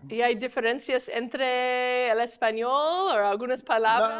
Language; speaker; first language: Spanish; non-native, fluent; English